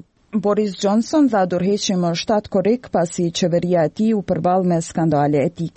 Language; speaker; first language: Albanian; native; Albanian